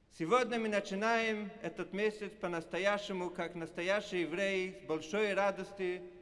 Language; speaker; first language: Russian; non-native, fluent; Italian